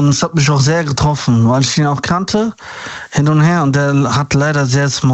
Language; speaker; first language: German; native; German